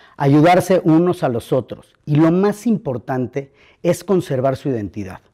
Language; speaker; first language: Spanish; native; Spanish